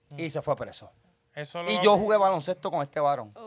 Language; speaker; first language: Spanish; native; Spanish